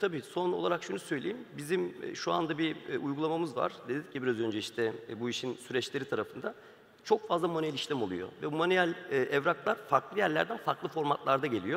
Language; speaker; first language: Turkish; native; Turkish